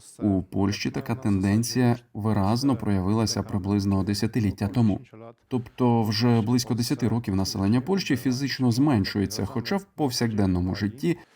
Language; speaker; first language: Ukrainian; non-native, fluent; Polish